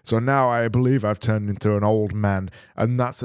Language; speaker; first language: English; native; English